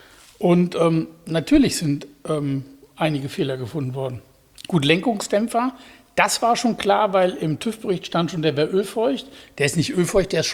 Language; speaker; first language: German; native; German